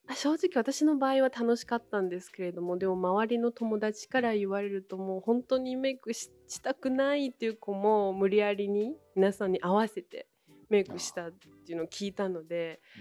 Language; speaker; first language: Japanese; non-native, fluent; Chinese